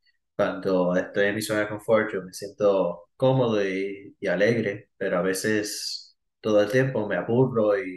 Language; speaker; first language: Spanish; early bilingual, heritage; Spanish